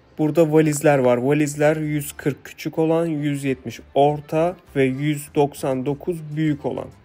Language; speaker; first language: Turkish; native; Turkish